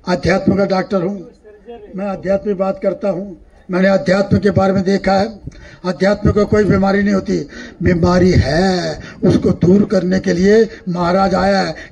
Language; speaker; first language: Hindi; non-native, local second language; Marathi